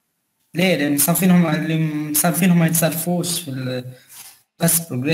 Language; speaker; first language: Arabic; native; Arabic